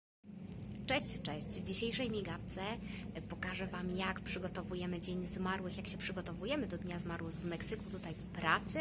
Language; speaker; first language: Polish; native; Polish